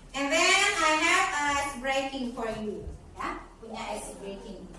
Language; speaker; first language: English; non-native, learner; Indonesian